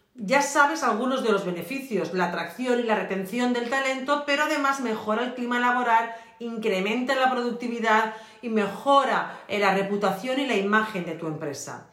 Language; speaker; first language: Spanish; native; Spanish